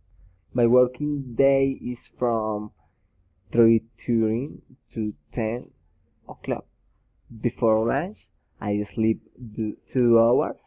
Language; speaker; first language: English; non-native, learner; Spanish